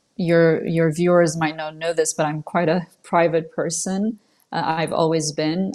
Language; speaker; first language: English; non-native, fluent; French